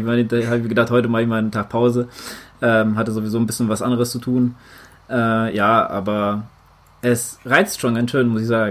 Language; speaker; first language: German; native; German